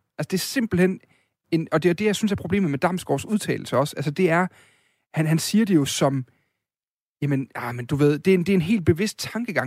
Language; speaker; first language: Danish; native; Danish